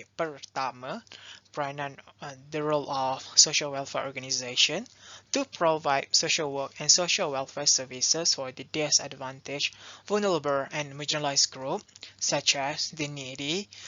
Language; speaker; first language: English; non-native, local second language; Malay